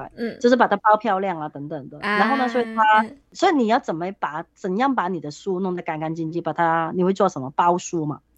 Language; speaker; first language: Chinese; non-native, local second language; Cantonese